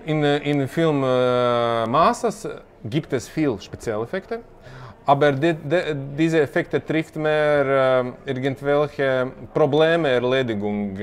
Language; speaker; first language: German; non-native, learner; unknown